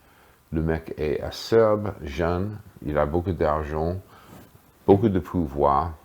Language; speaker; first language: French; non-native, fluent; English